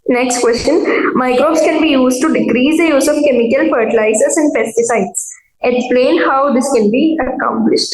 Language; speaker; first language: English; non-native, local second language; Malayalam